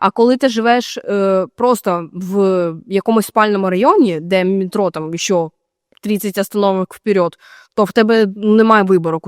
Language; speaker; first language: Ukrainian; native; Ukrainian